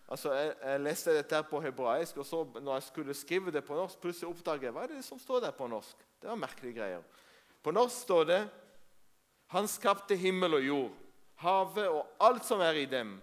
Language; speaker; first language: Norwegian; non-native, fluent; Hebrew